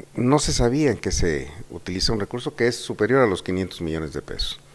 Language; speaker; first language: Spanish; native; Spanish